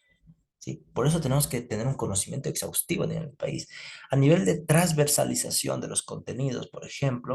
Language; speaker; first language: Spanish; native; Spanish